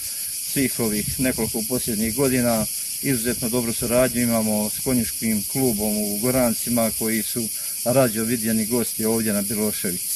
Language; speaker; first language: Bosnian; native; Bosnian